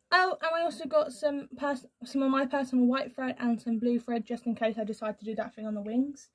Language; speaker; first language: English; native; English